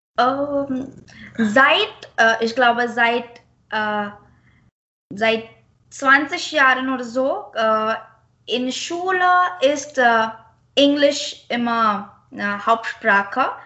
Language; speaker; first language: German; non-native, fluent; Marathi